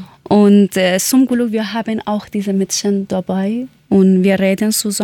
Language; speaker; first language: German; non-native, learner; Persian